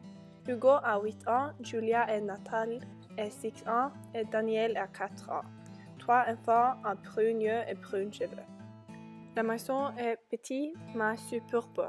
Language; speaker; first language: French; non-native, learner; Norwegian